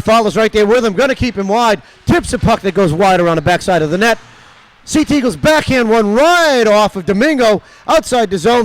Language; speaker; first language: English; native; English